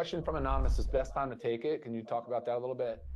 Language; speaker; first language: English; native; English